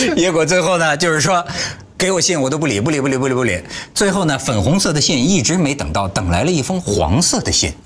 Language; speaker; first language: Chinese; native; Chinese